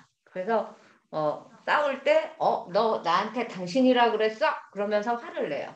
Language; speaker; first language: Korean; native; Korean